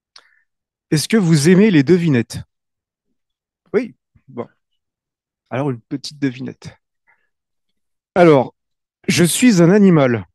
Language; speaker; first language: French; native; French